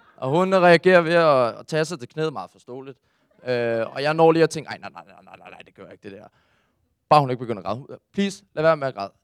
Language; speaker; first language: Danish; native; Danish